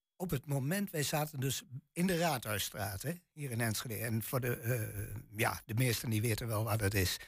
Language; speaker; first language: Dutch; native; Dutch